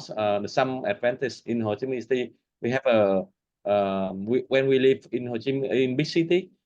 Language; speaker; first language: English; non-native, learner; Vietnamese